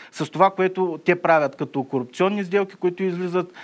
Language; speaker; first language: Bulgarian; native; Bulgarian